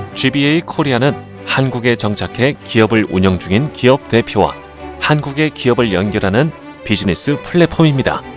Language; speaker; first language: Korean; native; Korean